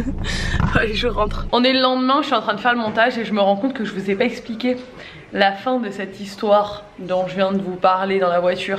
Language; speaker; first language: French; native; French